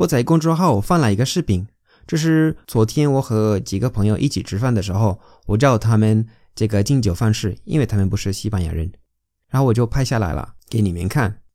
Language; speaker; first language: Chinese; non-native, fluent; Spanish